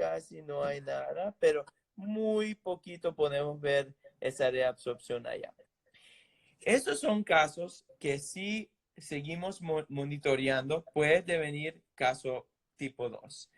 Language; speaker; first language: Spanish; non-native, fluent; English